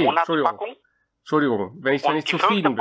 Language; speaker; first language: German; native; German